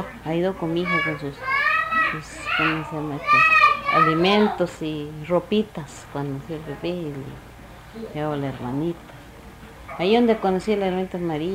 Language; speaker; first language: Spanish; non-native, local second language; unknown